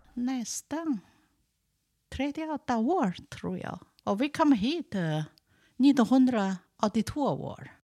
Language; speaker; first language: Swedish; non-native, learner; Chinese